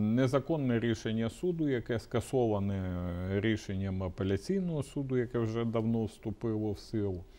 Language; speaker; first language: Ukrainian; native; Ukrainian